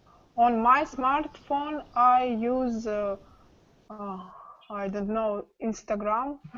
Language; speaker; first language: English; non-native, learner; Russian